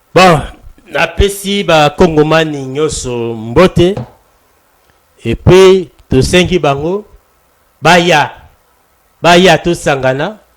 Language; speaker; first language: Lingala; native; Lingala